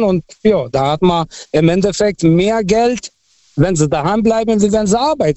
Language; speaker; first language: German; non-native, fluent; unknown